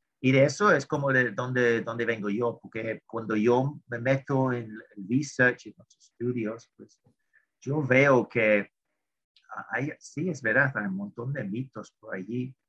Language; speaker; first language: Spanish; non-native, fluent; English